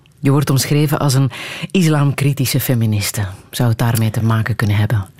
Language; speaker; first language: Dutch; native; Dutch